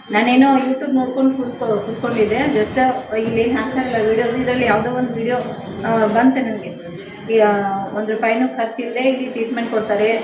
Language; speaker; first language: Kannada; native; Kannada